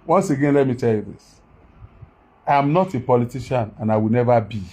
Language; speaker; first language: English; non-native, local second language; Yoruba